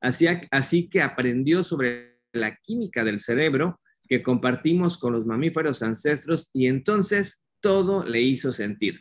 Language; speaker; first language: Spanish; native; Spanish